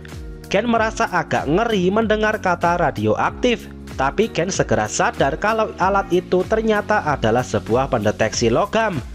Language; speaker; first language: Indonesian; native; Indonesian